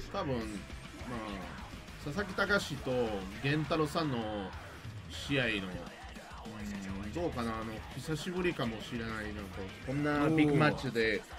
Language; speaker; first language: Japanese; non-native, learner; Spanish